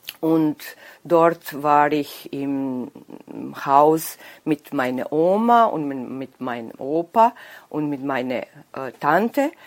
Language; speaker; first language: German; non-native, local second language; Serbian